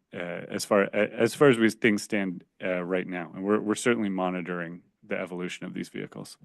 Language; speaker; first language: English; native; English